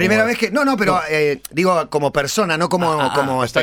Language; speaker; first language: Spanish; native; Spanish